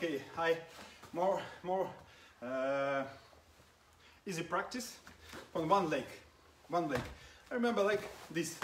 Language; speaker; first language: English; non-native, learner; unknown